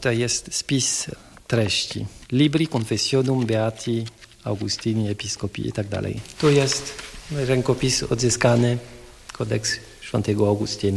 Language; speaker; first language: Polish; non-native, fluent; French